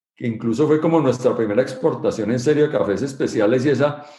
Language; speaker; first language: Spanish; native; Spanish